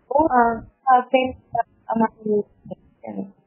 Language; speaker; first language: Japanese; non-native, learner; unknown